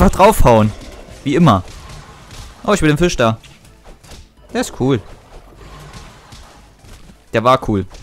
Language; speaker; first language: German; native; German